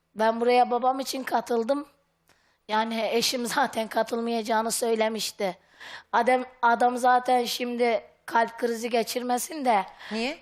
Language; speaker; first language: Turkish; native; Turkish